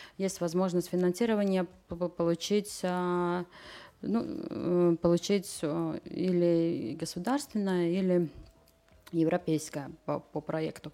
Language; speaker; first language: Russian; non-native, local second language; Latvian